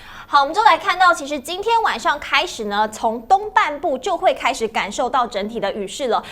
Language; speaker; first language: Chinese; native; Chinese